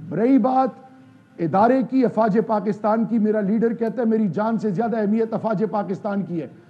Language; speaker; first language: Urdu; non-native, local second language; Pashto